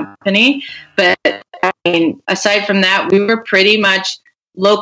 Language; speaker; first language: English; native; English